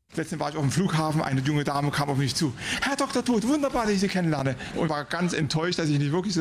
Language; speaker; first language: German; native; German